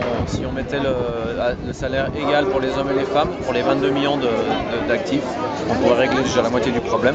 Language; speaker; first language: French; native; French